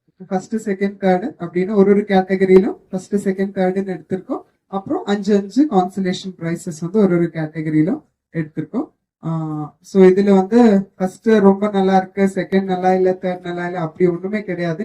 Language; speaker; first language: Tamil; native; Tamil